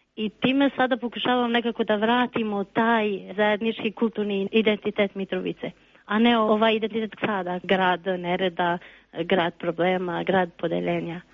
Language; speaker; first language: Serbian; non-native, local second language; Albanian